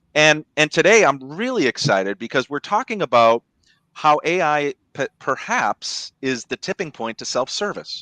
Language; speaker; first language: English; native; English